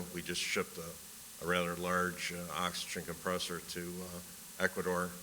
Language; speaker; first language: English; native; English